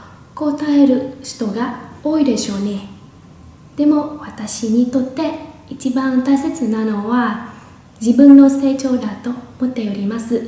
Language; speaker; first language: Japanese; non-native, fluent; Vietnamese